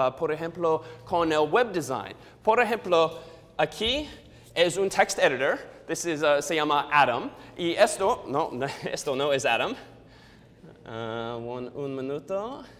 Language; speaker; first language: Spanish; non-native, learner; English